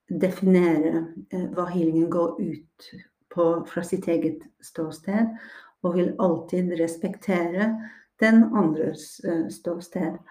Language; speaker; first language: Norwegian; non-native, fluent; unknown